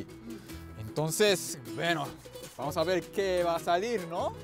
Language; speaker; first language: Spanish; non-native, fluent; Japanese